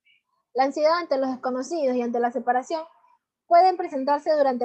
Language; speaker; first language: Spanish; native; Spanish